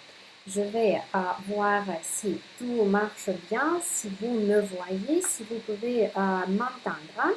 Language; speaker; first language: French; non-native, fluent; Russian